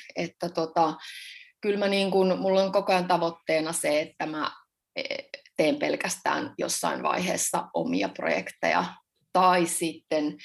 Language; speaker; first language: Finnish; native; Finnish